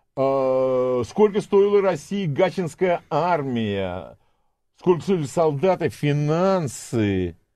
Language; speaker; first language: Russian; native; Russian